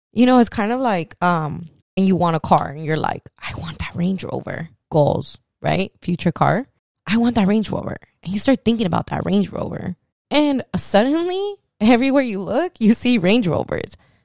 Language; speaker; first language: English; early bilingual, other home language; Spanish